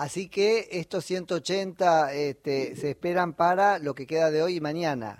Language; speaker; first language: Spanish; native; Spanish